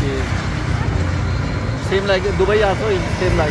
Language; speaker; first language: English; non-native, learner; Spanish